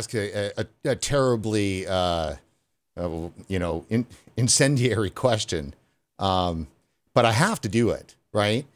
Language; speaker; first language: English; native; English